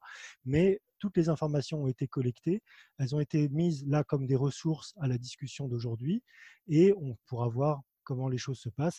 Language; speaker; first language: French; native; French